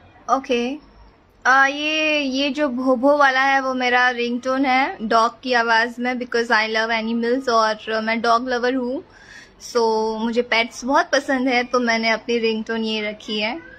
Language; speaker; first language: Hindi; native; Hindi